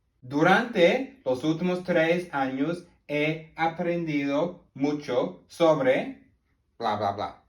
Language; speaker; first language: Spanish; non-native, learner; English